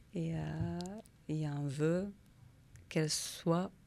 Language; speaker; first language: French; non-native, fluent; Czech